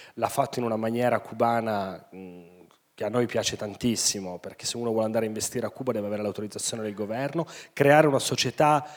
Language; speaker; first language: Italian; native; Italian